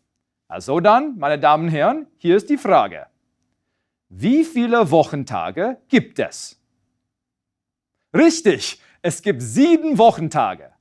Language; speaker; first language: German; non-native, fluent; English